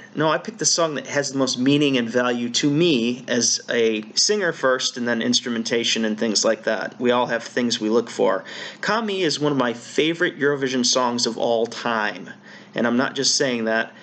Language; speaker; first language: English; native; English